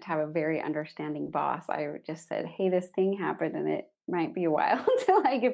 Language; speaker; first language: English; native; English